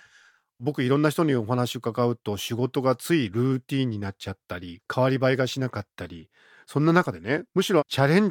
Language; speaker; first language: Japanese; native; Japanese